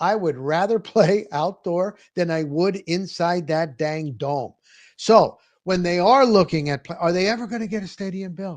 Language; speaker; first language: English; native; English